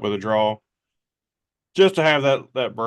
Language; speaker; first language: English; native; English